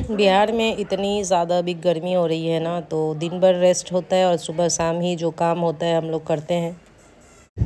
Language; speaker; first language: Hindi; native; Hindi